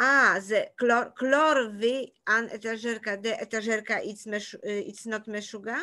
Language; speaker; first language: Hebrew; non-native, learner; Polish